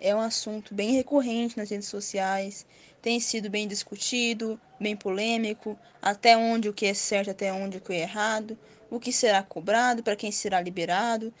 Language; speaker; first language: Portuguese; native; Portuguese